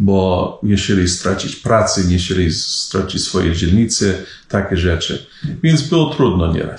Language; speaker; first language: Polish; early bilingual, heritage; Polish